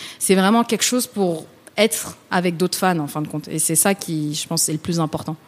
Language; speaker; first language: French; early bilingual, other home language; Vietnamese